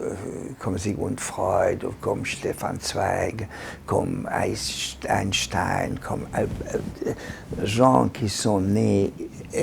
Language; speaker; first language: French; non-native, learner; Hungarian